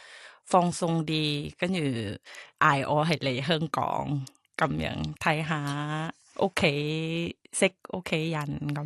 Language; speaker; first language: Cantonese; non-native, learner; Thai